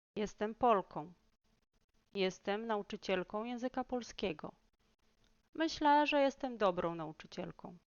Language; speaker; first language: Polish; native; Polish